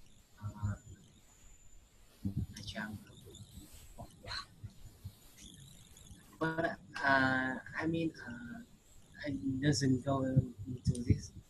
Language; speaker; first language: English; non-native, learner; Vietnamese